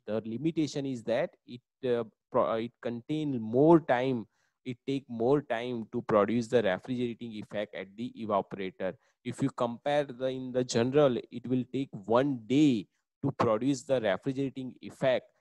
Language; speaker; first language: English; non-native, local second language; Gujarati